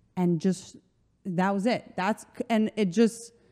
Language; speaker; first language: English; early bilingual, other home language; Slovenian